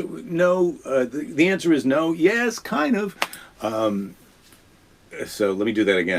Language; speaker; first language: English; native; English